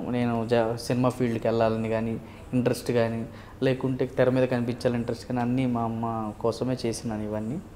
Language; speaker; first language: Telugu; native; Telugu